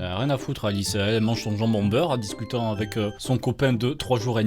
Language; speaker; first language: French; native; French